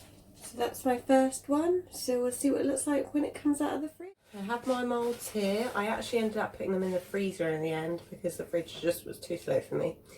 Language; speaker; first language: English; native; English